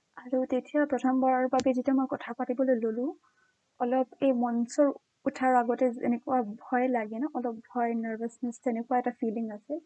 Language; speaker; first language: Assamese; non-native, fluent; Konkani